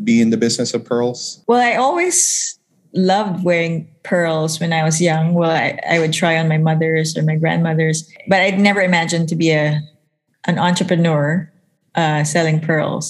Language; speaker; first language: English; non-native, local second language; Filipino